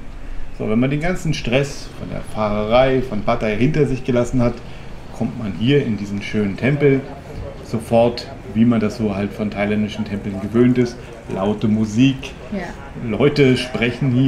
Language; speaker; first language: German; native; German